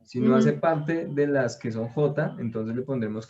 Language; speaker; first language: Spanish; native; Spanish